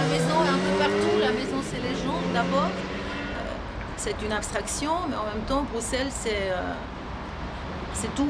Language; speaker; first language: French; non-native, fluent; Serbian